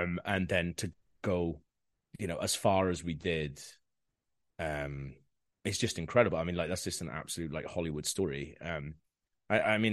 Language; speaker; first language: English; non-native, local second language; Welsh